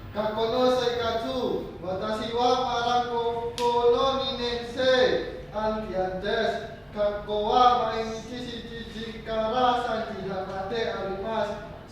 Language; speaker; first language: Japanese; non-native, learner; Indonesian